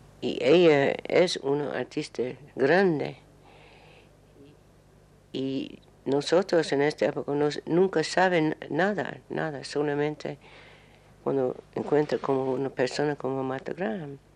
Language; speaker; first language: Spanish; non-native, learner; English